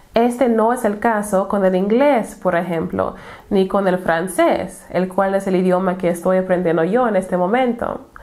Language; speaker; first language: Spanish; non-native, fluent; English